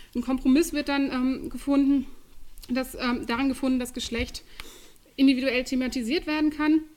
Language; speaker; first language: German; native; German